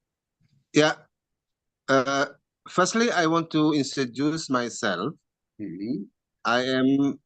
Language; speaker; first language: English; non-native, learner; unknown